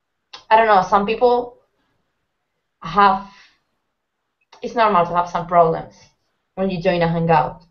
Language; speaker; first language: English; non-native, fluent; Spanish